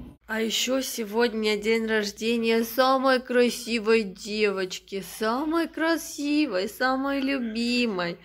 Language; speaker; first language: Russian; native; Russian